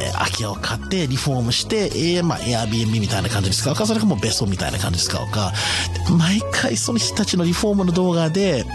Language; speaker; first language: Japanese; non-native, fluent; English